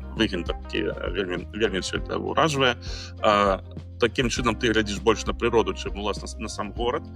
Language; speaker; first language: Belarusian; non-native, local second language; Russian